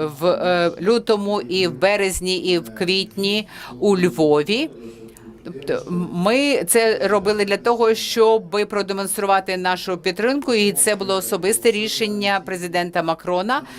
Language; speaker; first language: Ukrainian; non-native, fluent; French